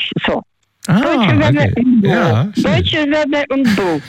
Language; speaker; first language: German; non-native, fluent; Russian